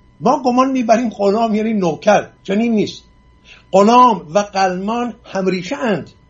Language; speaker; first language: Persian; non-native, local second language; Assyrian Neo-Aramaic